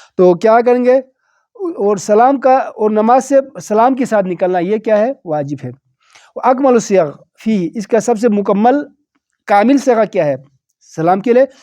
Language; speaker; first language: Urdu; non-native, local second language; Balti